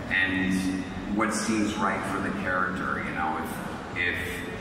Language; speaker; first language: English; native; English